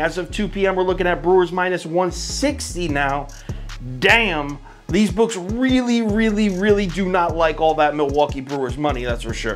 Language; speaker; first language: English; native; English